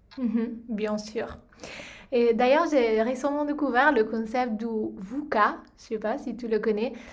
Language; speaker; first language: French; non-native, fluent; Italian